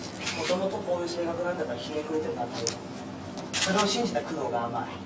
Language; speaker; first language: Japanese; native; Japanese